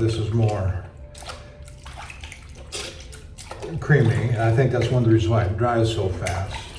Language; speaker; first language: English; native; English